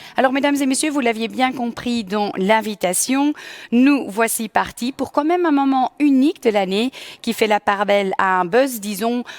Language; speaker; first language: French; non-native, local second language; Dutch